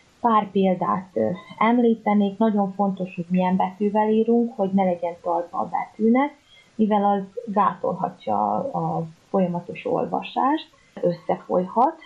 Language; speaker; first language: Hungarian; native; Hungarian